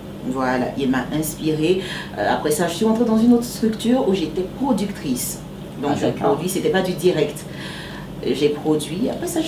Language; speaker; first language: French; native; French